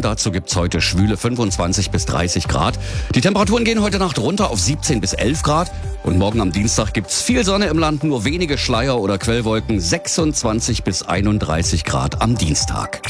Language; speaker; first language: German; native; German